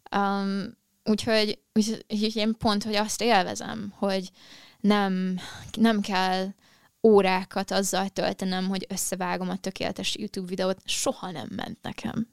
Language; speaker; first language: Hungarian; early bilingual, heritage; Hungarian